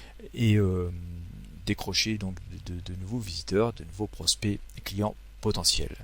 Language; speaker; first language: French; native; French